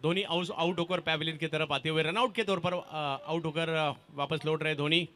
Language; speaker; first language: Hindi; non-native, local second language; Marathi